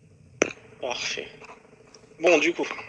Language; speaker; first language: French; native; French